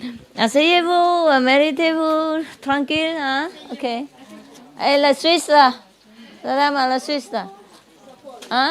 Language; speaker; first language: French; non-native, learner; Vietnamese